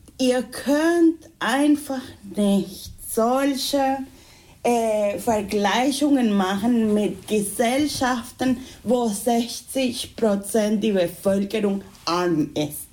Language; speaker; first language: German; non-native, fluent; Spanish